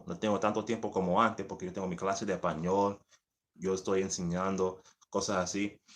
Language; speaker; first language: Spanish; early bilingual, heritage; English